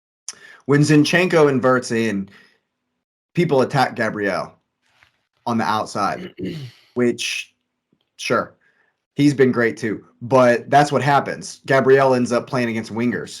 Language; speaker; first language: English; native; English